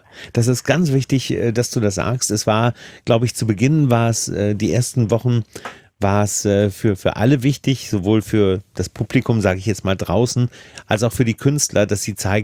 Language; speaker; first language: German; native; German